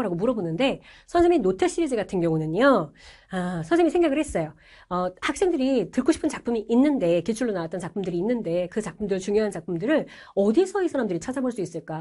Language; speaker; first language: Korean; native; Korean